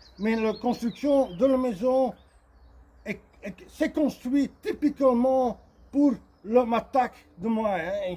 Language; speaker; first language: French; non-native, learner; Dutch